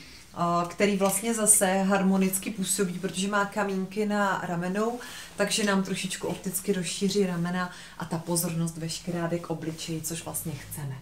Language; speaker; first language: Czech; native; Czech